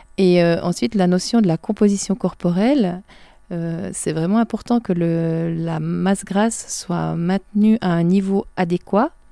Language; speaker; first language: French; native; French